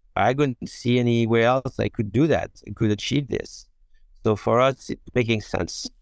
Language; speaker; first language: English; non-native, fluent; French